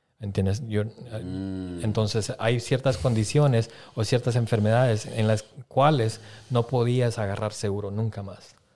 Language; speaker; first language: Spanish; early bilingual, heritage; Spanish